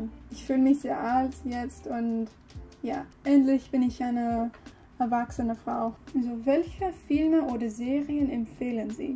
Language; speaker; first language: German; non-native, learner; English